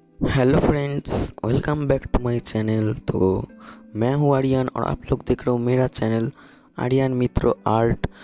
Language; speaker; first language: Hindi; non-native, local second language; Bangla